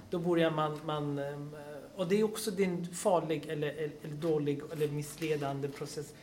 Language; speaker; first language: Swedish; non-native, fluent; Persian